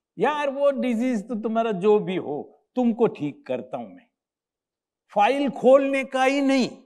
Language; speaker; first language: Hindi; non-native, local second language; Gujarati